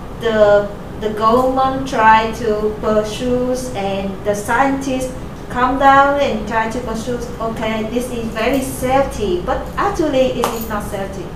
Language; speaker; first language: English; non-native, fluent; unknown